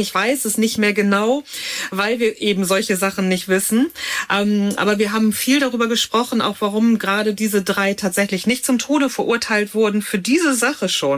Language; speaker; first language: German; native; German